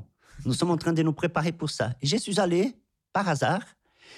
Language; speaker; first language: French; non-native, fluent; Portuguese